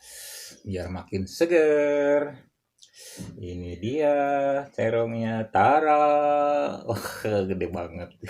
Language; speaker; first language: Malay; non-native, local second language; Sundanese